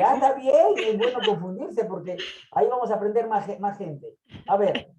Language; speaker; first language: Spanish; native; Spanish